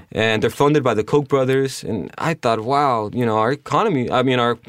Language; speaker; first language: English; early bilingual, other home language; Spanish